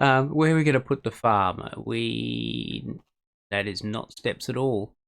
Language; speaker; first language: English; native; English